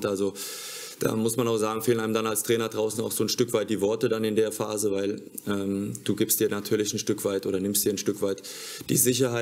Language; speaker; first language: German; native; German